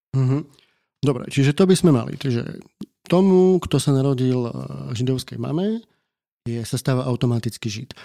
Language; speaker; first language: Slovak; native; Slovak